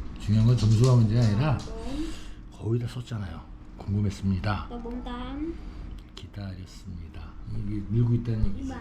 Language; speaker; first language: Korean; native; Korean